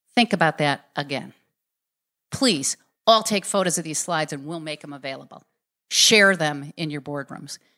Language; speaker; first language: English; native; English